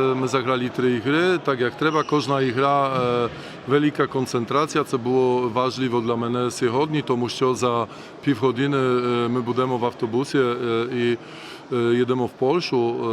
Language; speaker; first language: Ukrainian; non-native, learner; Polish